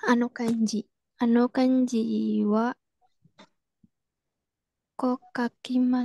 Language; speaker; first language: Japanese; non-native, learner; Indonesian